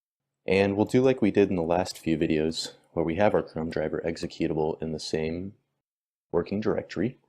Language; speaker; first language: English; native; English